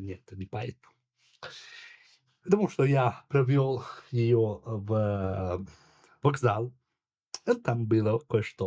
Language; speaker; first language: Russian; non-native, learner; Italian